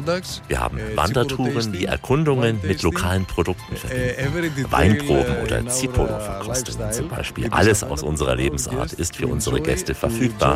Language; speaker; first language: German; native; German